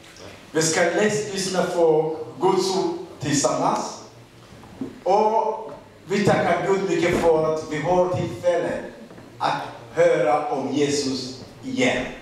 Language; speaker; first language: Swedish; non-native, learner; Rundi